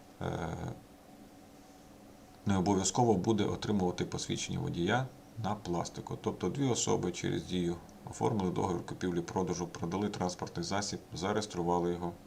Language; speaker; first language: Ukrainian; native; Ukrainian